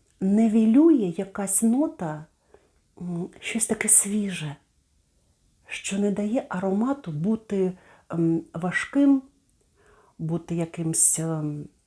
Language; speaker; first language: Ukrainian; native; Ukrainian